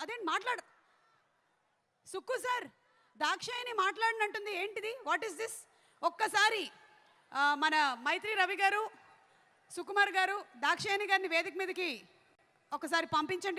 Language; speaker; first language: Telugu; native; Telugu